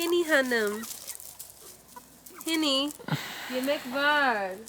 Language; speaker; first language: Turkish; non-native, learner; English